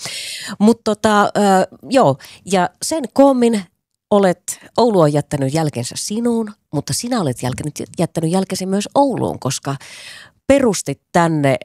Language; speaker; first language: Finnish; native; Finnish